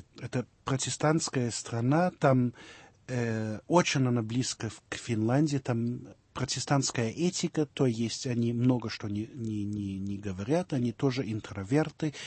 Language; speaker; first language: Russian; early bilingual, heritage; Russian